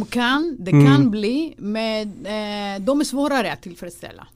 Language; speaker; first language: Swedish; non-native, fluent; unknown